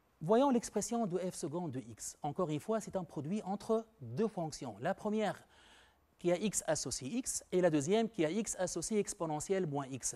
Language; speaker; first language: French; non-native, local second language; Arabic